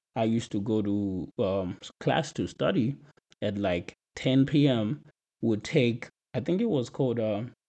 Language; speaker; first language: English; non-native, local second language; Shona